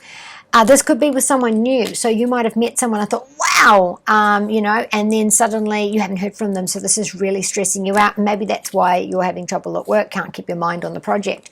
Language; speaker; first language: English; native; English